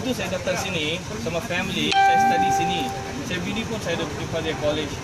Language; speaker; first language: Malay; non-native, fluent; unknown